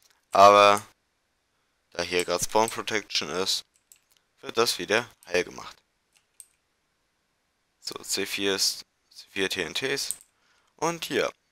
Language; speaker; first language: German; native; German